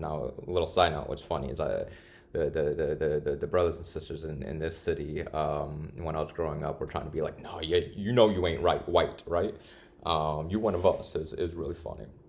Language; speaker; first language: English; native; English